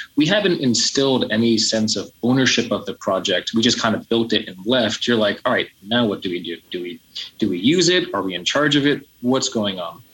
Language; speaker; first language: English; native; English